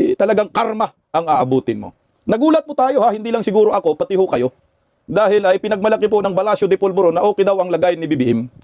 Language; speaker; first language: Filipino; non-native, local second language; Cebuano